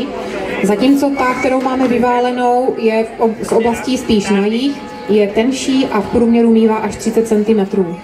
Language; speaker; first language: Czech; native; Czech